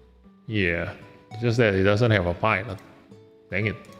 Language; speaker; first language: English; non-native, fluent; Indonesian